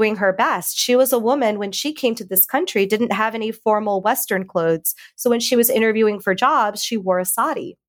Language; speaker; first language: English; early bilingual, other home language; Hindi